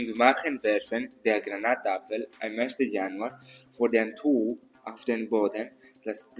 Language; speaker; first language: German; non-native, learner; Greek